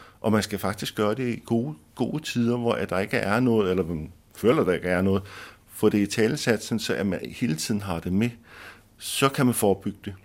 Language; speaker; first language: Danish; native; Danish